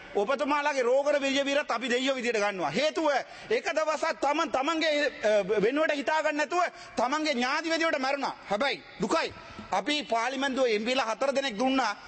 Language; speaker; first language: Sinhala; non-native, local second language; Tamil